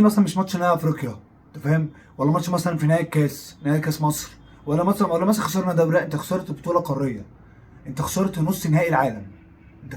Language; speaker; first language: Arabic; native; Arabic